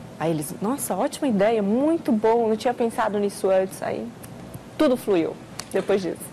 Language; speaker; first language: Portuguese; native; Portuguese